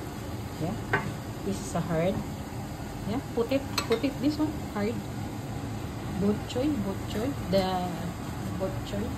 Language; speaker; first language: English; non-native, learner; Filipino